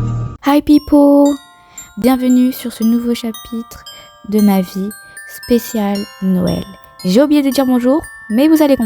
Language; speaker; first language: French; native; French